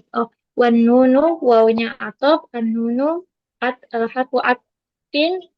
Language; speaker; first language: Arabic; non-native, learner; Indonesian